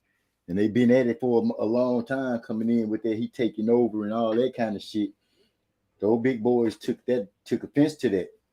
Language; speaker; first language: English; native; English